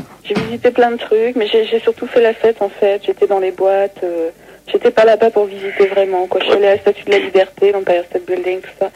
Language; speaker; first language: French; native; French